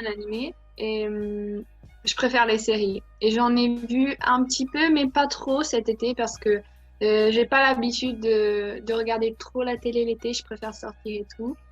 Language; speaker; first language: French; early bilingual, heritage; Italian